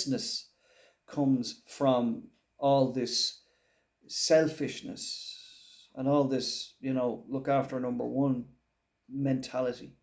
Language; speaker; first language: English; native; English